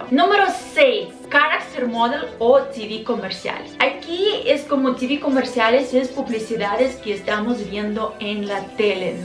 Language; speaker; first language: Spanish; non-native, fluent; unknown